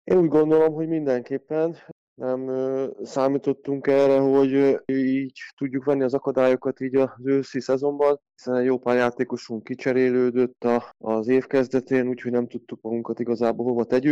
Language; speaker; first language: Hungarian; native; Hungarian